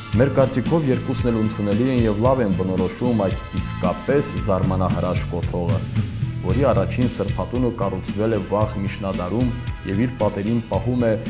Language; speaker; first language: Armenian; native; Armenian